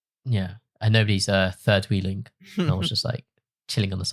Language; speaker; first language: English; native; English